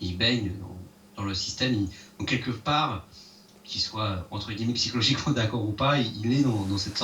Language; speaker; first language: French; native; French